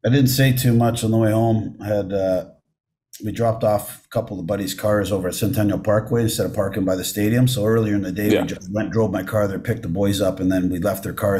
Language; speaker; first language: English; native; English